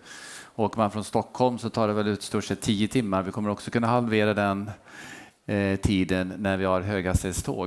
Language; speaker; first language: Swedish; native; Swedish